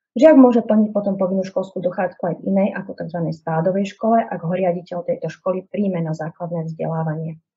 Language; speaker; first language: Slovak; native; Slovak